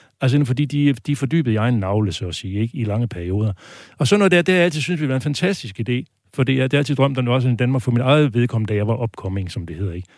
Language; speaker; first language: Danish; native; Danish